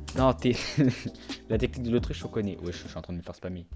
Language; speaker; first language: French; native; French